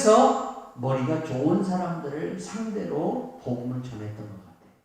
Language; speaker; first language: Korean; native; Korean